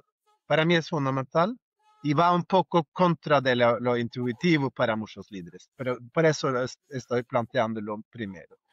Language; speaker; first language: Spanish; non-native, fluent; Norwegian